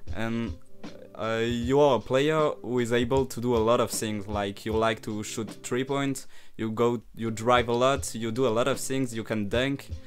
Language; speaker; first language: English; non-native, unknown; French